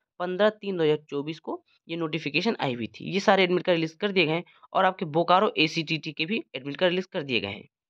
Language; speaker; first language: Hindi; native; Hindi